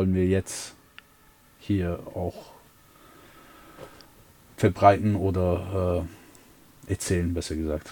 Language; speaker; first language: German; early bilingual, other home language; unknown